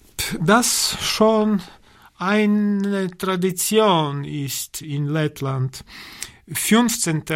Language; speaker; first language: German; non-native, learner; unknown